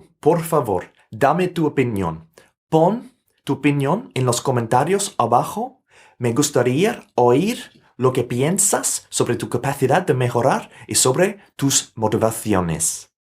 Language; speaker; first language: Spanish; non-native, fluent; English